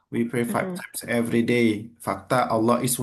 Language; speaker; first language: English; non-native, local second language; Indonesian